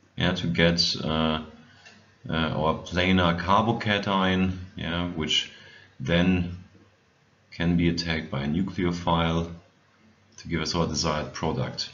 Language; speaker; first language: English; non-native, fluent; German